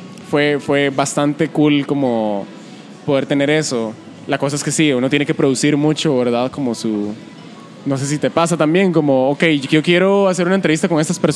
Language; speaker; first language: Spanish; native; Spanish